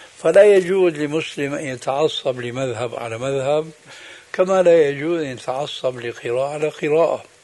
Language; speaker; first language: Arabic; early bilingual, other home language; Albanian